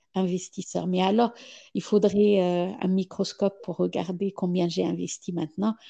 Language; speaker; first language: French; non-native, fluent; Amharic